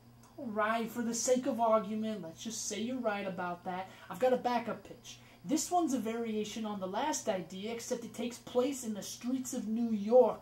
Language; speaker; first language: English; native; English